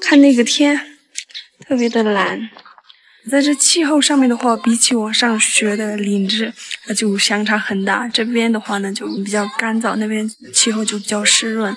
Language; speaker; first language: Chinese; non-native, local second language; Tibetan